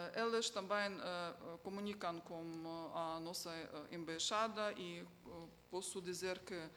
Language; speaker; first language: Portuguese; non-native, fluent; Ukrainian